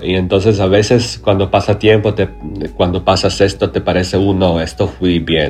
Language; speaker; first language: Spanish; non-native, learner; Croatian